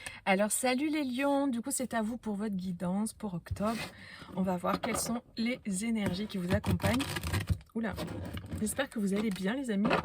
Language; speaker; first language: French; native; French